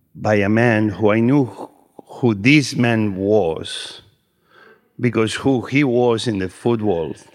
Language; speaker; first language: English; non-native, fluent; Spanish